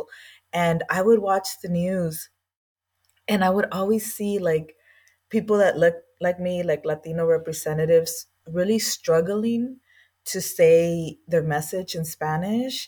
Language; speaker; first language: English; native; English